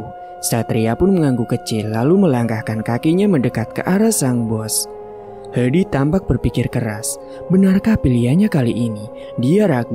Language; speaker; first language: Indonesian; native; Indonesian